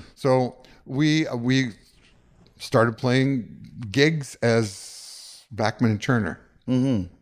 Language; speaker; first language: English; native; English